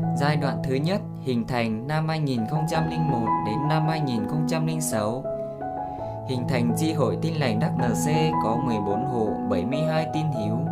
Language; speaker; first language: Vietnamese; non-native, local second language; Iu Mien